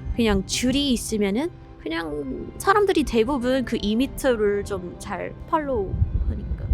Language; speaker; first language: Korean; non-native, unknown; English